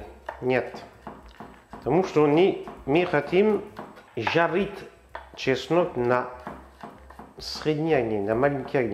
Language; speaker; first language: Russian; non-native, learner; French